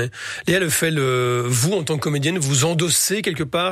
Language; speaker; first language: French; native; French